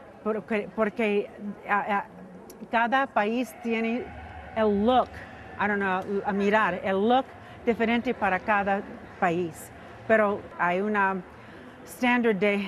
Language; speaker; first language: Spanish; non-native, learner; English